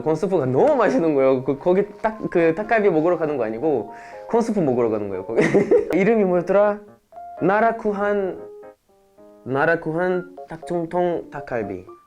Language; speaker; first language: Korean; non-native, fluent; Portuguese